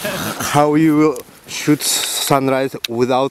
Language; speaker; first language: English; non-native, learner; Russian